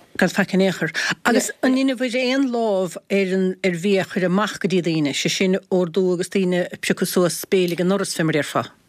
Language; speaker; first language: Irish; native; Irish